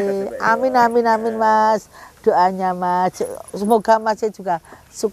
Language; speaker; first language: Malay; non-native, local second language; Javanese